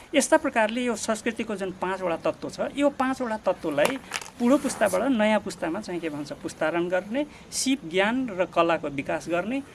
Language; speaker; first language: Nepali; non-native, local second language; Dangaura Tharu